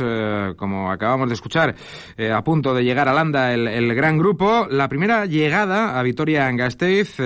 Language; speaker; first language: Spanish; native; Spanish